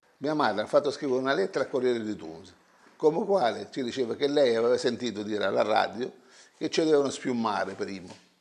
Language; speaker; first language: Italian; early bilingual, heritage; Italian